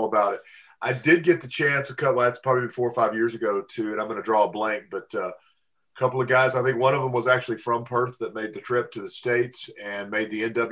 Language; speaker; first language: English; native; English